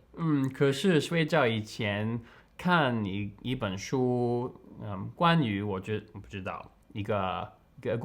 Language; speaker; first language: Chinese; non-native, learner; English